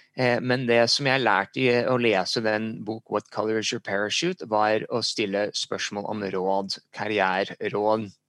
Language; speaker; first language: Norwegian; early bilingual, heritage; English